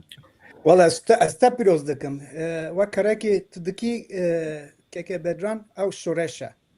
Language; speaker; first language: Kurdish; non-native, local second language; Turkish